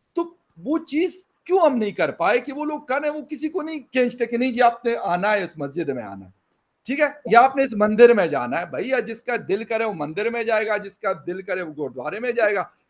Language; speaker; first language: Urdu; non-native, local second language; Pashto